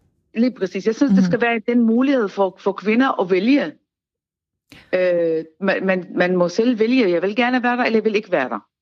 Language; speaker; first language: Danish; non-native, fluent; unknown